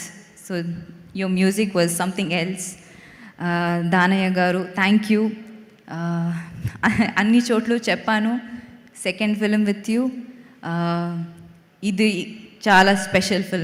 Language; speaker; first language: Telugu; non-native, learner; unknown